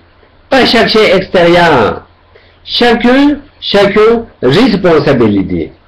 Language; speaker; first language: French; non-native, learner; Tibetan